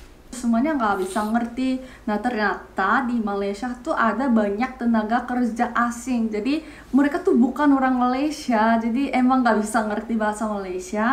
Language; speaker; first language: Indonesian; non-native, fluent; Korean